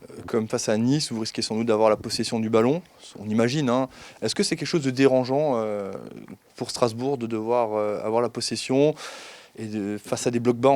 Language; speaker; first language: French; native; French